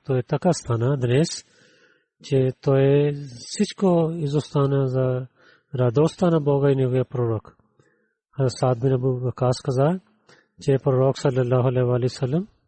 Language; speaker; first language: Bulgarian; non-native, learner; Urdu